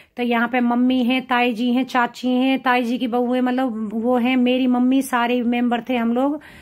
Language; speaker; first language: Hindi; native; Hindi